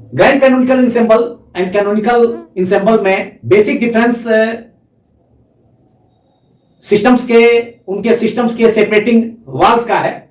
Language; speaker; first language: Hindi; native; Hindi